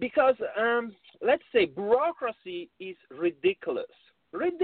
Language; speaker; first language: English; non-native, fluent; Italian